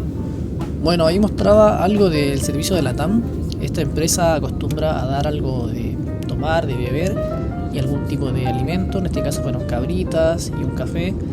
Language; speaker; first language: Spanish; native; Spanish